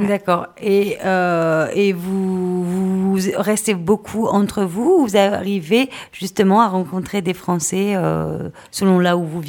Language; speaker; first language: French; native; French